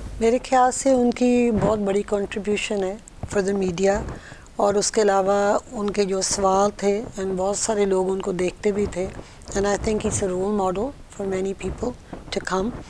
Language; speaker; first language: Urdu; early bilingual, heritage; Urdu